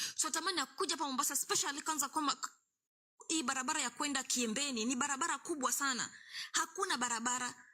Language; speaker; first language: Swahili; non-native, local second language; Luo (Kenya and Tanzania)